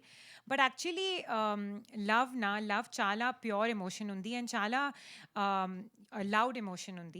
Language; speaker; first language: Telugu; non-native, learner; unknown